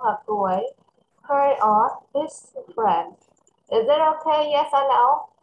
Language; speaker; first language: English; non-native, fluent; Vietnamese